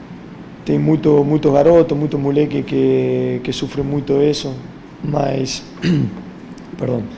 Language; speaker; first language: Portuguese; non-native, fluent; Spanish